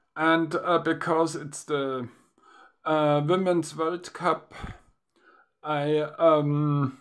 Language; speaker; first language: English; non-native, fluent; German